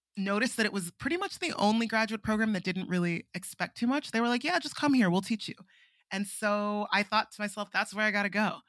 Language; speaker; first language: English; non-native, local second language; Igbo